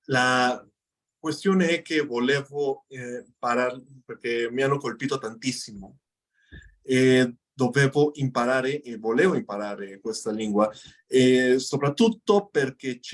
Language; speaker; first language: Italian; non-native, fluent; Spanish